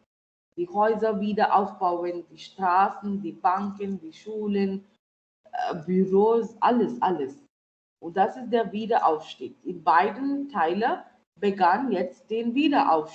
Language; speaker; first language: German; non-native, fluent; Marathi